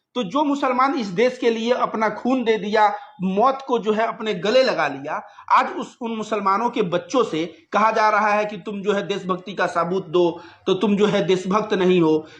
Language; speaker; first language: Hindi; native; Hindi